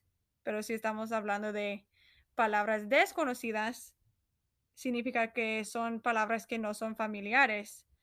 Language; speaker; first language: Spanish; non-native, fluent; English